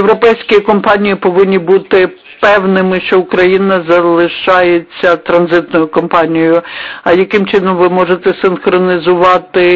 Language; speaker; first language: Ukrainian; non-native, fluent; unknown